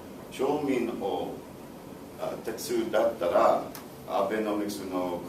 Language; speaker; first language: Japanese; non-native, learner; English